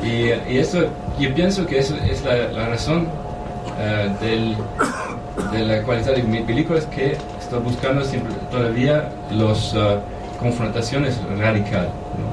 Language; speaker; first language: Spanish; non-native, fluent; German